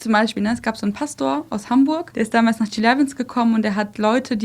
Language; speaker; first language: German; early bilingual, other home language; Russian